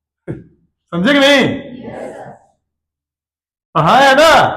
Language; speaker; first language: Hindi; native; Hindi